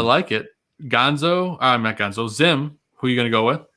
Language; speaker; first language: English; native; English